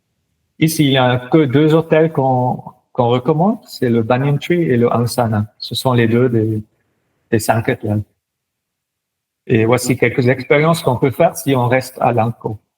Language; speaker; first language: French; non-native, local second language; German